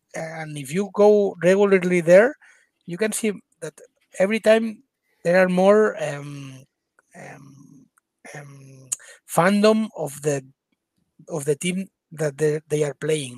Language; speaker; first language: English; non-native, fluent; Spanish